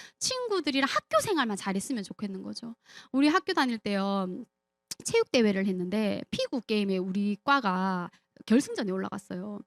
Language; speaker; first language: Korean; native; Korean